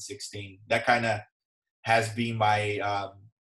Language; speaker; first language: English; non-native, fluent; Portuguese